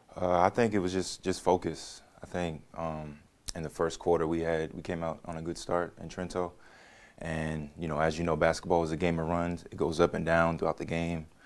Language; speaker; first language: English; native; English